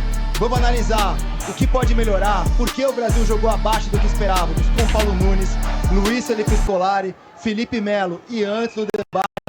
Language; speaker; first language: Portuguese; native; Portuguese